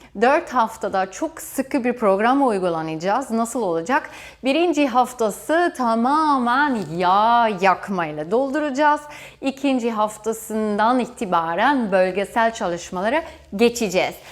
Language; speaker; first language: Turkish; non-native, fluent; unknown